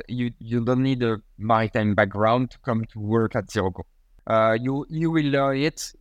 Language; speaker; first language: English; non-native, fluent; French